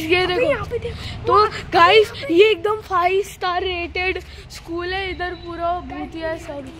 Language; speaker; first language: Hindi; native; Hindi